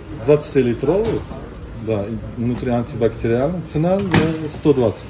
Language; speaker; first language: Russian; non-native, local second language; Uzbek